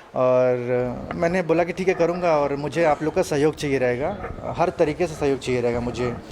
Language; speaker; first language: Hindi; non-native, local second language; Telugu